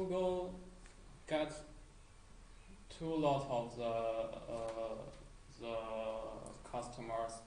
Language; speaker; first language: English; non-native, learner; Chinese